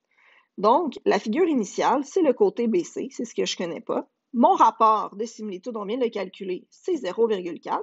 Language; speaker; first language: French; native; French